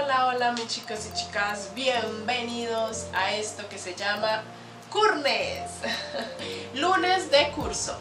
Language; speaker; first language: Spanish; native; Spanish